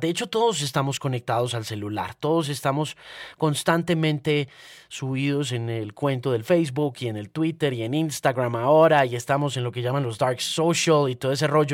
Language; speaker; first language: Spanish; native; Spanish